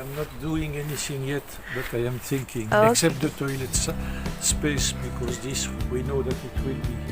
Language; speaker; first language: English; non-native, fluent; French